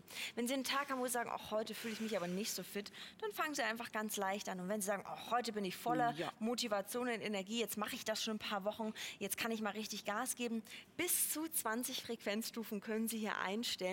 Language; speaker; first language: German; native; German